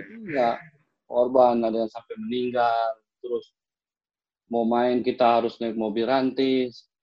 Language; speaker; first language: Indonesian; native; Indonesian